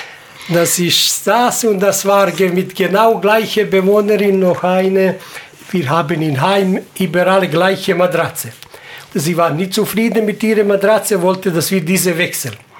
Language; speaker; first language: German; non-native, learner; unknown